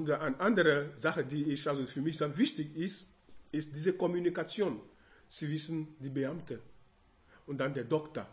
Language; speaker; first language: German; non-native, learner; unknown